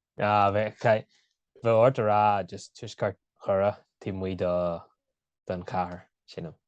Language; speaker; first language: Irish; non-native, local second language; English